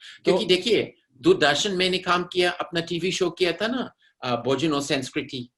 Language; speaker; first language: Hindi; non-native, fluent; English